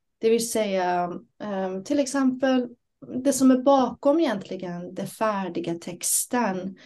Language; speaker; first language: Swedish; non-native, fluent; Persian